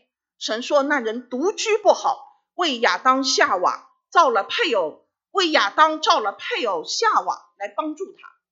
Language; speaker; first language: Chinese; native; Chinese